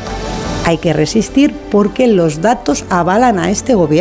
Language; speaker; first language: Spanish; native; Spanish